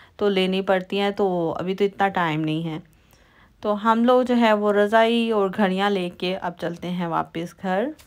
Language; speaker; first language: Urdu; native; Urdu